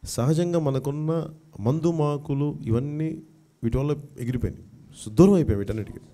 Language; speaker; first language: Telugu; native; Telugu